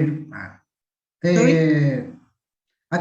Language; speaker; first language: English; non-native, learner; Spanish